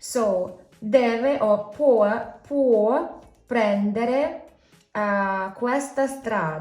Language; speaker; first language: Italian; non-native, fluent; English